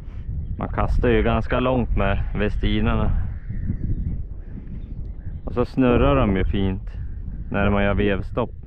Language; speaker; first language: Swedish; native; Swedish